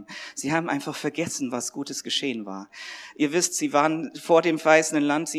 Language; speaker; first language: German; native; German